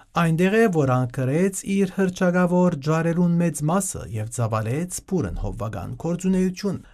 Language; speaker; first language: Armenian; native; Armenian